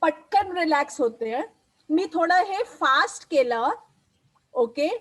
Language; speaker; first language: Marathi; non-native, local second language; Hindi